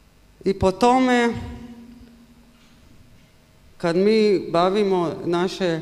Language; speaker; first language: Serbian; non-native, learner; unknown